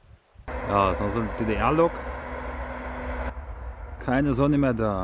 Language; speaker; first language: German; native; German